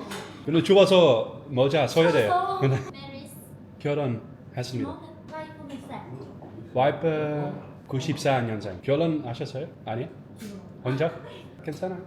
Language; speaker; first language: Korean; non-native, learner; Dutch